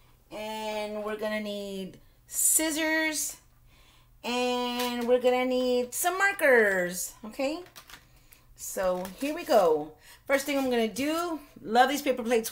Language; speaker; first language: English; native; English